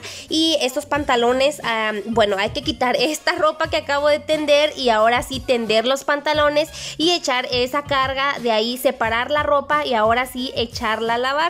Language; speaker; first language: Spanish; native; Spanish